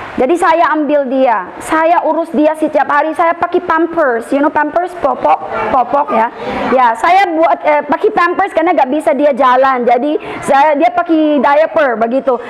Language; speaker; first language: Indonesian; non-native, learner; Filipino